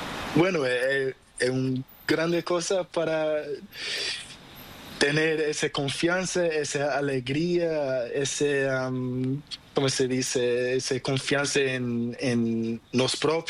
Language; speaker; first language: Spanish; non-native, learner; Portuguese